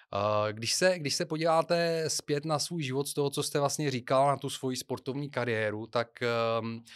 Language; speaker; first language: Czech; non-native, fluent; Bulgarian